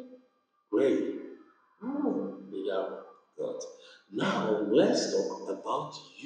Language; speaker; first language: English; non-native, fluent; Vietnamese